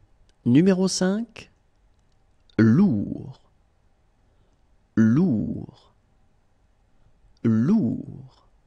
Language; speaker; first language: French; native; French